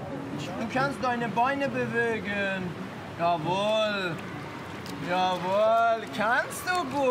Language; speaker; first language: German; non-native, learner; Persian